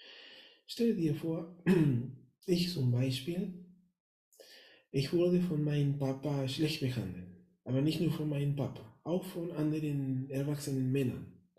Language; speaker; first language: German; non-native, fluent; Spanish